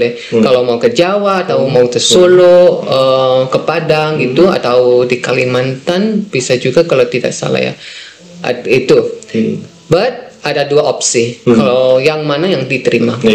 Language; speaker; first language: Indonesian; non-native, fluent; Dutch